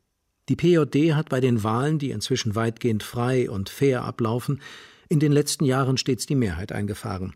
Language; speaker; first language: German; native; German